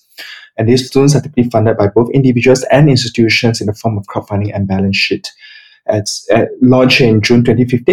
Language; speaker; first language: English; non-native, local second language; Chinese